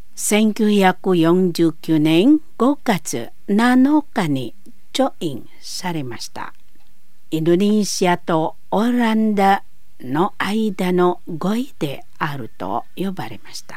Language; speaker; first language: Japanese; non-native, learner; Indonesian